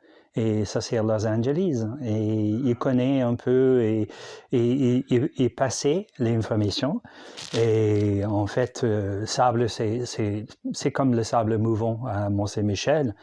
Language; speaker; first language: French; non-native, learner; English